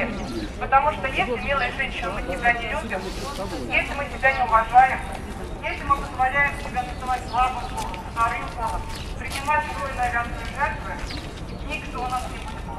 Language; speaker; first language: Russian; native; Russian